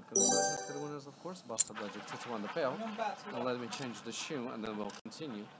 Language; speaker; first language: English; non-native, fluent; Latvian